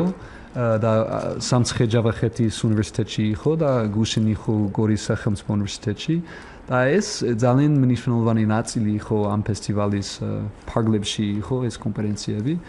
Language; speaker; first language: Georgian; non-native, learner; English